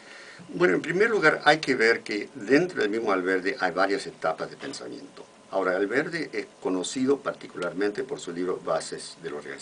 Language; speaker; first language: Spanish; non-native, fluent; English